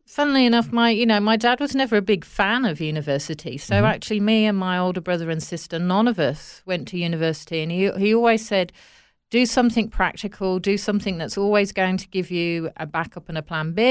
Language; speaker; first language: English; native; English